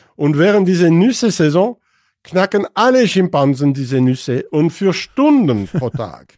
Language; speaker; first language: German; non-native, fluent; French